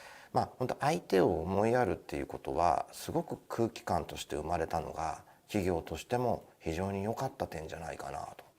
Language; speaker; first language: Japanese; native; Japanese